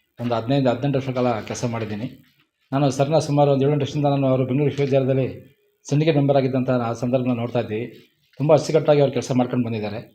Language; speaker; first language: Kannada; native; Kannada